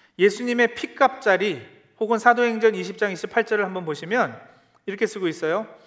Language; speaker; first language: Korean; early bilingual, heritage; Korean